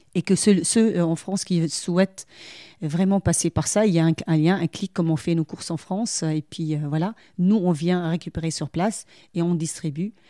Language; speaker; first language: French; non-native, local second language; Arabic